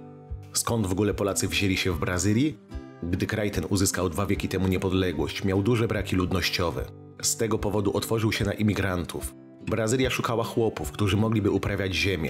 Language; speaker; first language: Polish; native; Polish